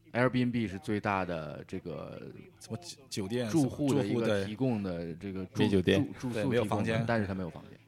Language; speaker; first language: Chinese; non-native, local second language; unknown